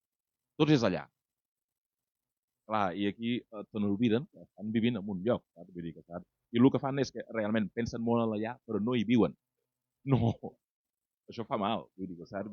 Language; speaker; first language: Catalan; non-native, fluent; Wolof